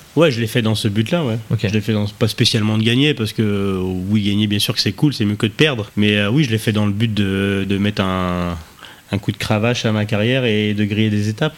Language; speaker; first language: French; native; French